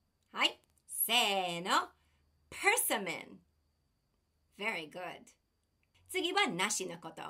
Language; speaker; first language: Japanese; non-native, fluent; English